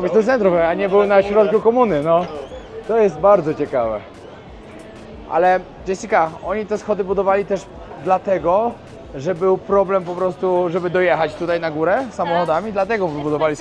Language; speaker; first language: Polish; native; Polish